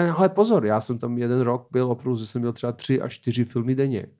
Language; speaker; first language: Czech; non-native, fluent; Serbian